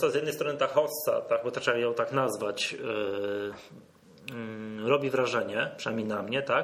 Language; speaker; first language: Polish; native; Polish